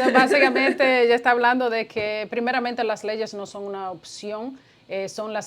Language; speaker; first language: Spanish; native; Spanish